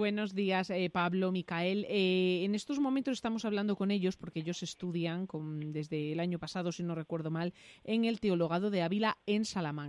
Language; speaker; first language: Spanish; native; Spanish